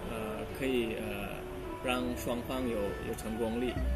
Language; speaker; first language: Chinese; non-native, fluent; Indonesian